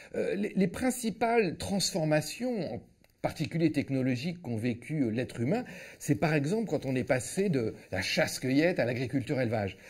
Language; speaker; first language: French; native; French